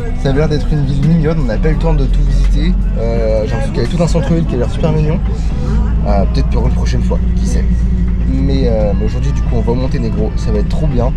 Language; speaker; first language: French; native; French